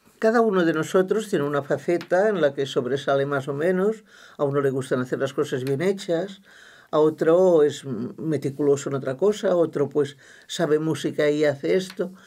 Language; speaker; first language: Spanish; non-native, local second language; Catalan